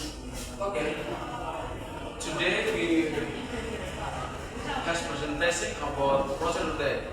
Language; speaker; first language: English; non-native, learner; Indonesian